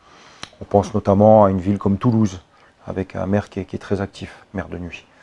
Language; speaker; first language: French; native; French